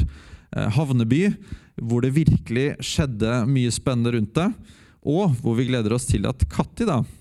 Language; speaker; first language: Norwegian; native; Norwegian